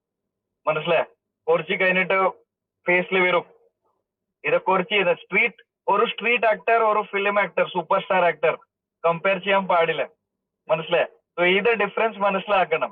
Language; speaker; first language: Malayalam; early bilingual, heritage; Malayalam